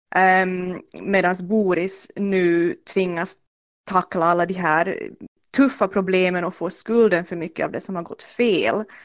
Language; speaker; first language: Swedish; native; Swedish